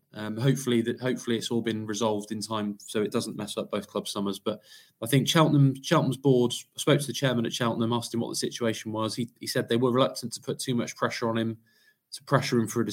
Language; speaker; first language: English; native; English